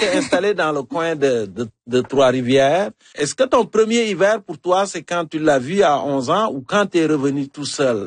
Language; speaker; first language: French; native; French